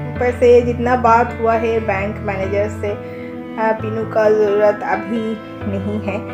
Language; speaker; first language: Hindi; non-native, local second language; Bangla